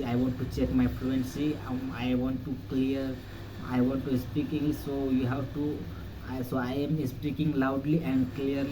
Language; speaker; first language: English; non-native, learner; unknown